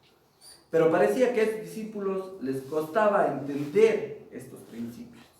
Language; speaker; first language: Spanish; native; Spanish